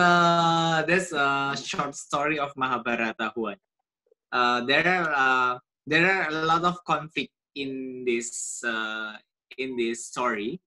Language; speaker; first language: English; non-native, learner; Indonesian